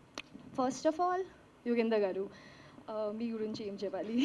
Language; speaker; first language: Telugu; non-native, learner; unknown